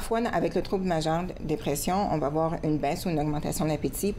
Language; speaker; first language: French; native; French